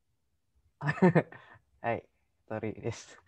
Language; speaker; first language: Japanese; non-native, learner; Indonesian